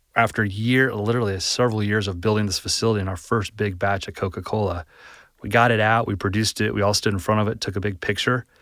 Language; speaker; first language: English; native; English